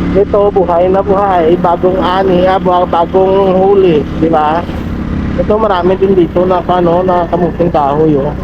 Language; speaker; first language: Filipino; non-native, local second language; Hiligaynon